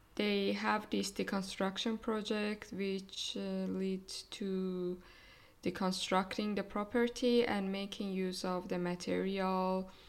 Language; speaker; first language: English; non-native, fluent; Persian